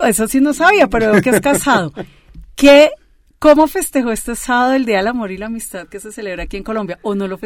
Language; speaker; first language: Spanish; native; Spanish